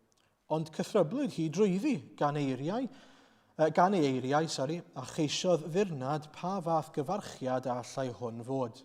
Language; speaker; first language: Welsh; native; Welsh